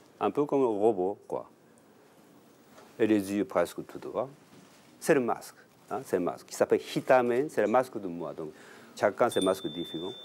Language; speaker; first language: French; non-native, learner; Japanese